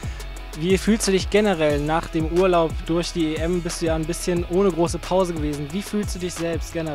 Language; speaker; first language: German; native; German